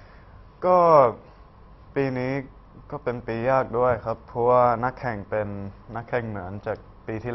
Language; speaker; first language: Thai; early bilingual, heritage; Thai